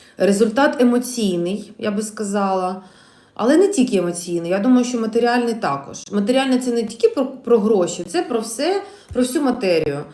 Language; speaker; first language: Ukrainian; non-native, local second language; Russian